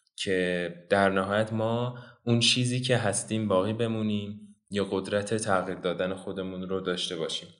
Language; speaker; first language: Persian; non-native, local second language; Azerbaijani